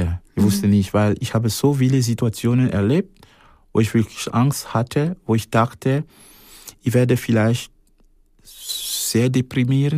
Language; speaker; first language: German; non-native, fluent; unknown